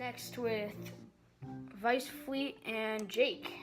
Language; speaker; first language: English; native; English